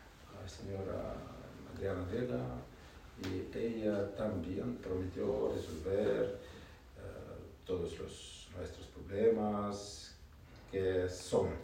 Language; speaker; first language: Spanish; non-native, learner; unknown